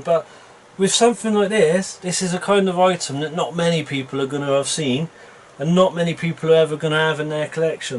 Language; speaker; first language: English; native; English